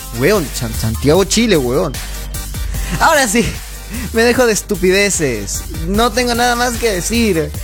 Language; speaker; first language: Spanish; native; Spanish